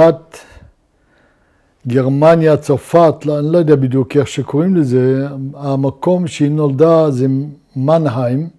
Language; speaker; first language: Hebrew; non-native, fluent; Luxembourgish